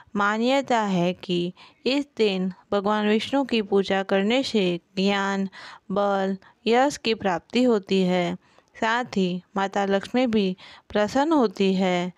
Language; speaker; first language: Hindi; non-native, local second language; Gujarati